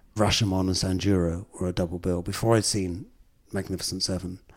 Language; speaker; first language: English; native; English